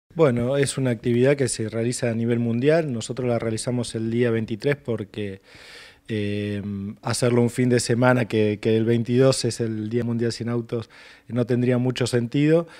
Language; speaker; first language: Spanish; native; Spanish